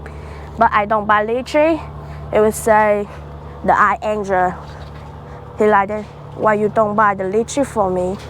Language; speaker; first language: English; non-native, learner; Vietnamese